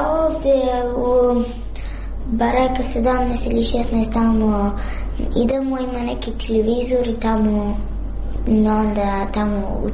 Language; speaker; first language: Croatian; non-native, learner; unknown